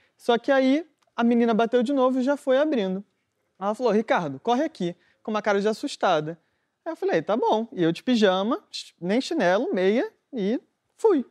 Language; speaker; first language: Portuguese; native; Portuguese